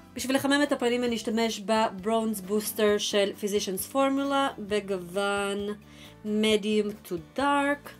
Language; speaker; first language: Hebrew; early bilingual, other home language; Russian